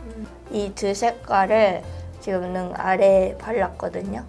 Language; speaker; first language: Korean; non-native, fluent; Japanese